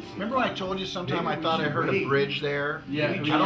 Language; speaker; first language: English; native; English